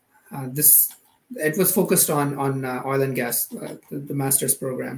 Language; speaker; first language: English; non-native, local second language; Urdu